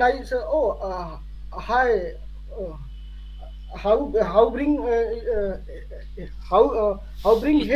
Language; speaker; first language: English; non-native, learner; Hindi